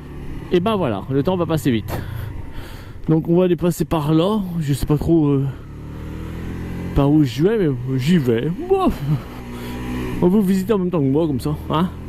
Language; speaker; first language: French; native; French